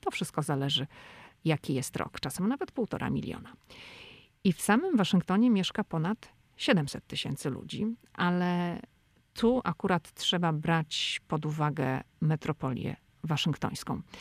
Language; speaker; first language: Polish; native; Polish